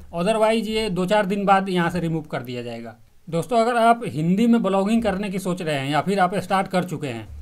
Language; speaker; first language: Hindi; native; Hindi